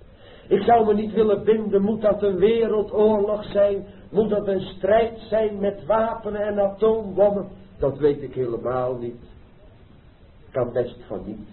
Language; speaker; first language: Dutch; native; Dutch